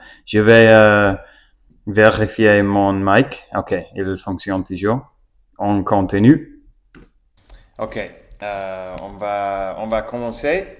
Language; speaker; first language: French; non-native, learner; English